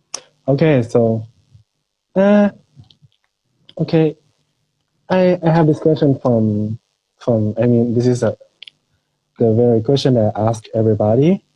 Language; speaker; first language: English; non-native, fluent; Thai